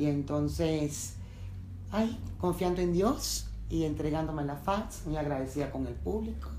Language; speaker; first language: Spanish; native; Spanish